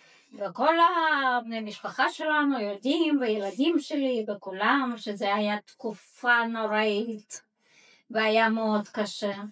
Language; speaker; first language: Hebrew; non-native, fluent; Russian